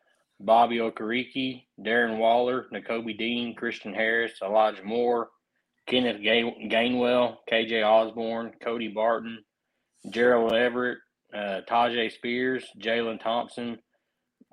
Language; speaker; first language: English; early bilingual, other home language; Spanish